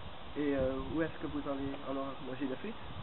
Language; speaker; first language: French; non-native, learner; Dutch